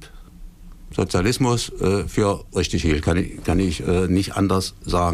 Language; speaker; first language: German; native; German